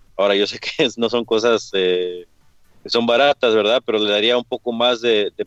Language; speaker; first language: Spanish; early bilingual, heritage; Spanish